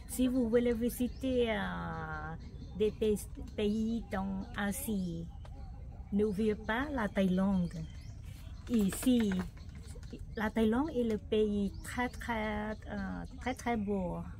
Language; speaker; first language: French; non-native, fluent; Thai